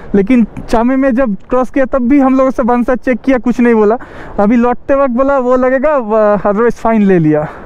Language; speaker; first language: Hindi; non-native, local second language; Bangla